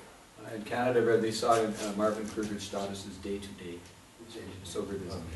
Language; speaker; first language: German; non-native, fluent; English